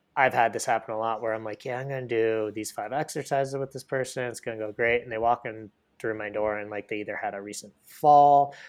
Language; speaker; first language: English; native; English